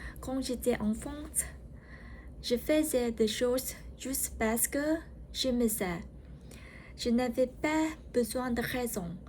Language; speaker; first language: French; non-native, learner; Vietnamese